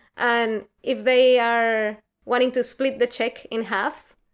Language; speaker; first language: English; non-native, fluent; Spanish